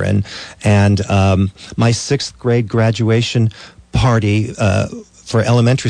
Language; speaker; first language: English; native; English